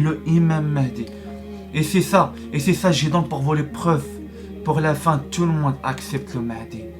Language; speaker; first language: French; non-native, learner; Arabic